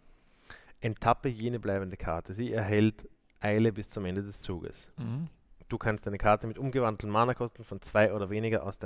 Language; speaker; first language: German; native; German